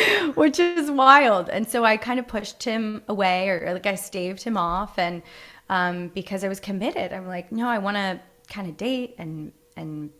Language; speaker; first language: English; native; English